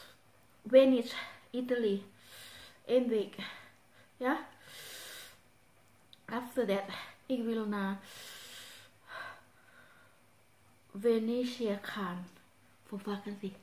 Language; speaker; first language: English; non-native, learner; Thai